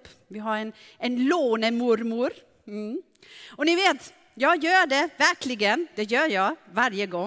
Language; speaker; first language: Swedish; non-native, fluent; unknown